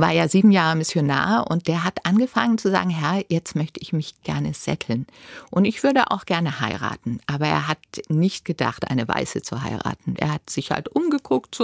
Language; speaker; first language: German; native; German